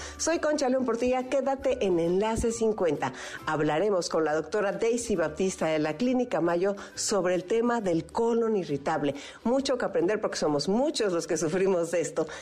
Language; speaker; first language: Spanish; native; Spanish